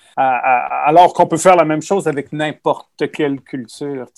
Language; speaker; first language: French; native; French